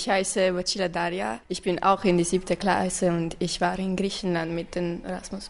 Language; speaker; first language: German; non-native, local second language; Romanian